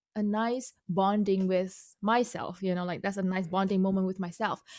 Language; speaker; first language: English; non-native, fluent; Indonesian